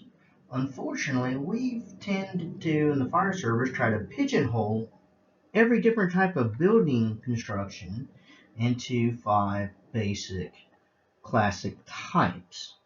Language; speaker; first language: English; native; English